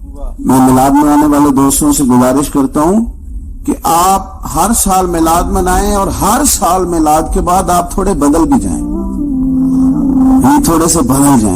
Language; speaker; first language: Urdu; non-native, local second language; Punjabi